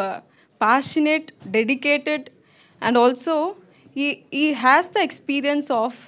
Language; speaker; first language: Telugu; non-native, learner; Tamil